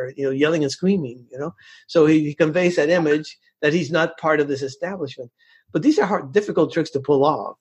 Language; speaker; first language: English; early bilingual, other home language; Spanish